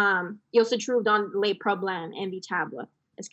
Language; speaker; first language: French; non-native, fluent; English